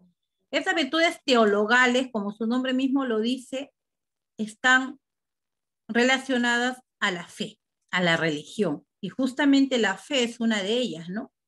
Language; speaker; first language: Spanish; native; Spanish